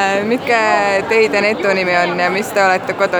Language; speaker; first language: Finnish; non-native, learner; Estonian